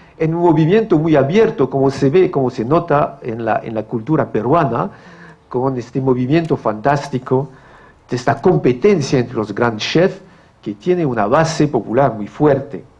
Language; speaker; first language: Spanish; non-native, fluent; French